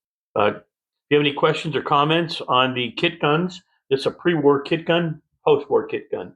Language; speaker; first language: English; native; English